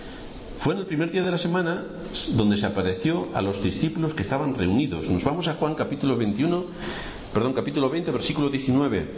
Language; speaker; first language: Spanish; native; Spanish